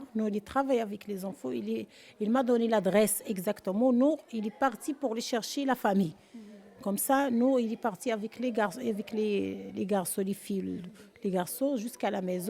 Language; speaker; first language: French; non-native, learner; Arabic